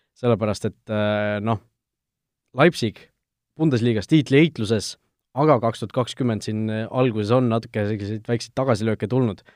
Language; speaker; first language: Estonian; native; Estonian